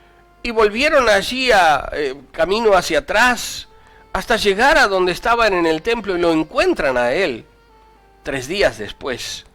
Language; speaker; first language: Spanish; native; Spanish